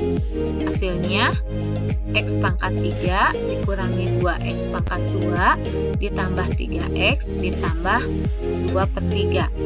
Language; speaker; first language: Indonesian; native; Indonesian